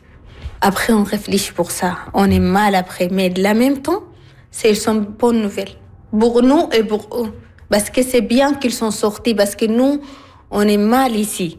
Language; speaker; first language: French; non-native, learner; Arabic